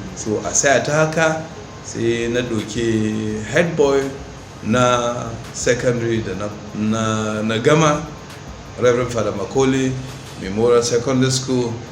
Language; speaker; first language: Hausa; non-native, local second language; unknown